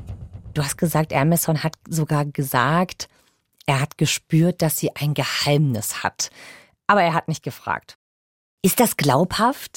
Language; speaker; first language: German; native; German